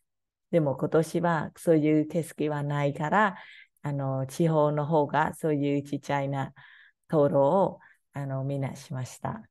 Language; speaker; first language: Japanese; non-native, learner; Khmer